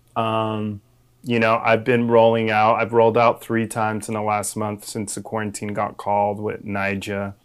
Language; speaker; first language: English; native; English